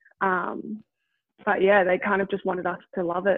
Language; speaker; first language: English; native; English